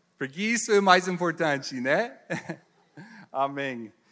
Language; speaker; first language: Portuguese; non-native, learner; English